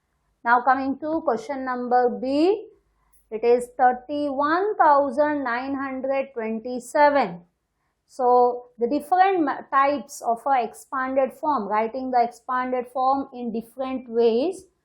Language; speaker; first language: English; non-native, local second language; Hindi